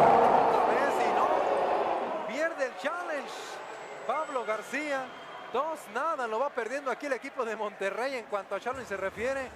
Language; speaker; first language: Spanish; native; Spanish